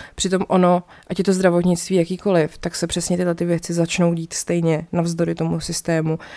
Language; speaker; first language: Czech; native; Czech